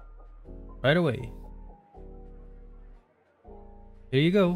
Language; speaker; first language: English; non-native, learner; Indonesian